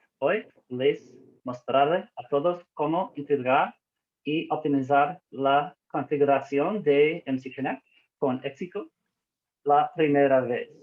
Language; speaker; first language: Spanish; non-native, learner; English